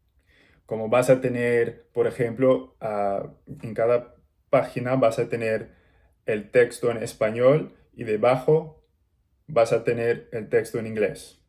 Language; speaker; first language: Spanish; non-native, learner; English